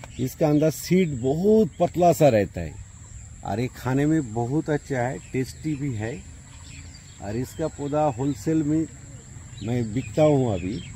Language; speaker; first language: Hindi; non-native, local second language; Bangla